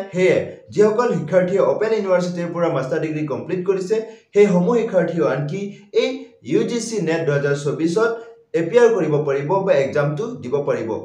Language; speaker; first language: Assamese; non-native, local second language; Karbi